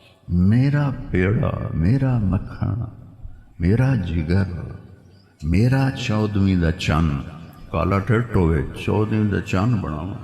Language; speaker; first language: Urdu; non-native, local second language; Punjabi